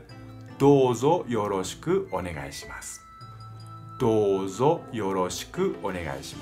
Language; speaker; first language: Japanese; native; Japanese